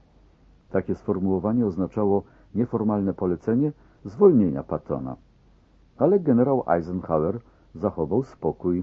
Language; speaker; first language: Polish; native; Polish